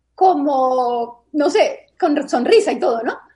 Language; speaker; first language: Spanish; native; Spanish